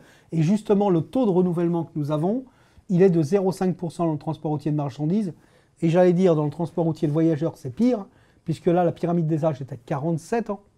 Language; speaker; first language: French; native; French